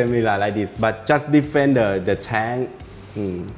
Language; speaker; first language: English; non-native, learner; Thai